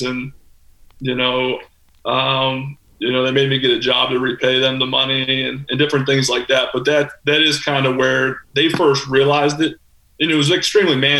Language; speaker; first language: English; native; English